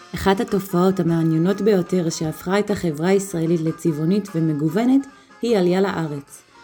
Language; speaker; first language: Hebrew; native; Hebrew